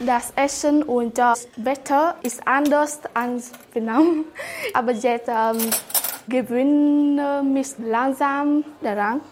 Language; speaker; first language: German; non-native, learner; Vietnamese